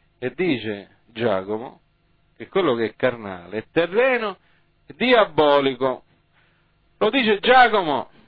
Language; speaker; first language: Italian; early bilingual, heritage; English